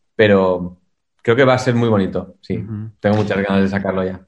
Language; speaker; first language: Spanish; native; Spanish